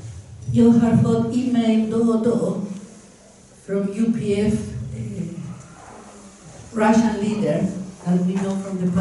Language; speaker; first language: Swedish; non-native, fluent; Spanish